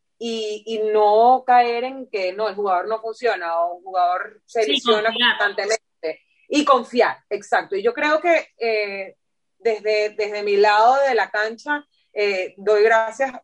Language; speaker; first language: Spanish; native; Spanish